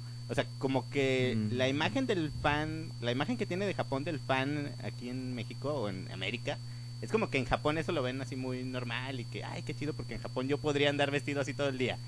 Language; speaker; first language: Spanish; native; Spanish